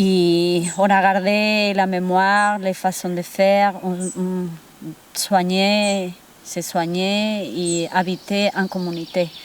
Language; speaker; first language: French; non-native, fluent; Spanish